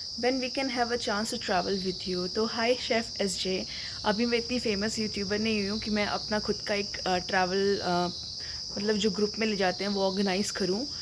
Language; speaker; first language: Hindi; native; Hindi